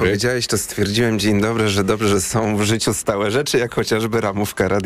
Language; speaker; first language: Polish; native; Polish